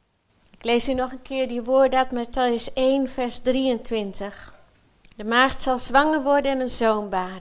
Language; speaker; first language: Dutch; native; Dutch